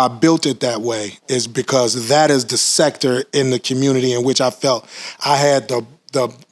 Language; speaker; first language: English; native; English